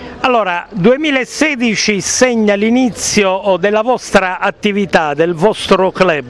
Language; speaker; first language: Italian; native; Italian